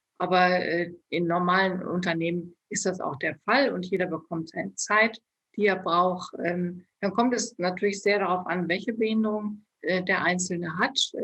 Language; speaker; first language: German; native; German